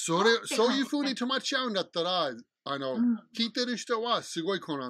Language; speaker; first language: Japanese; non-native, fluent; English